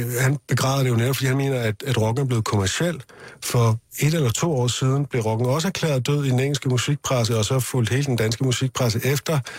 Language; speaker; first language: Danish; native; Danish